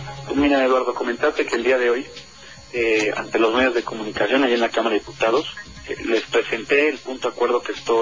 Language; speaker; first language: Spanish; native; Spanish